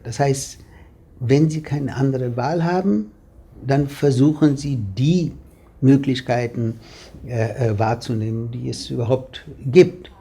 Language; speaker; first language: German; non-native, fluent; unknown